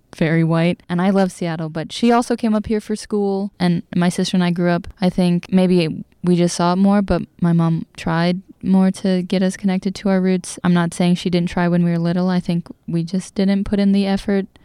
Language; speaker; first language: English; native; English